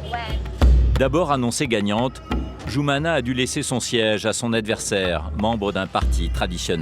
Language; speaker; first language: French; native; French